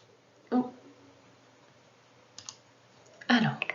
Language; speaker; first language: French; non-native, fluent; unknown